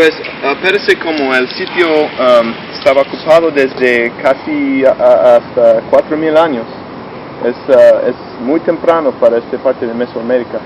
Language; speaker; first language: Spanish; non-native, fluent; English